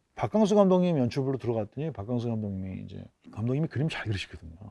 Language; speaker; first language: Korean; native; Korean